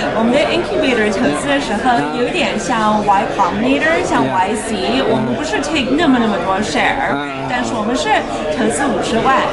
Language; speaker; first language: Chinese; early bilingual, heritage; Chinese